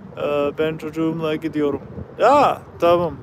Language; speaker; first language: Turkish; non-native, learner; English